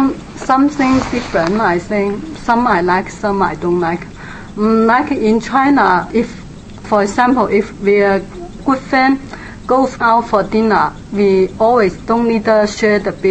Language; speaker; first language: English; non-native, learner; Chinese